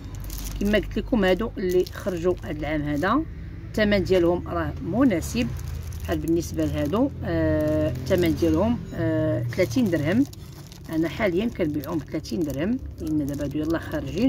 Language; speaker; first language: Arabic; native; Arabic